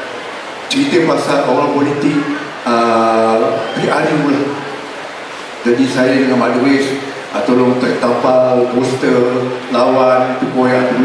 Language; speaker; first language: Malay; native; Malay